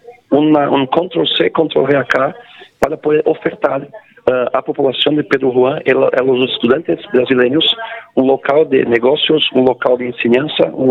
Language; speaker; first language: Portuguese; non-native, local second language; Spanish